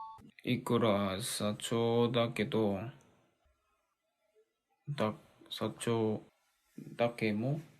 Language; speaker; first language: Japanese; non-native, learner; Korean